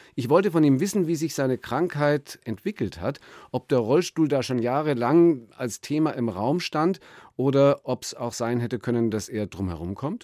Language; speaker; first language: German; native; German